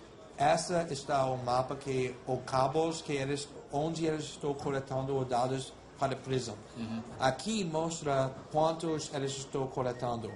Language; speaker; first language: Portuguese; non-native, fluent; English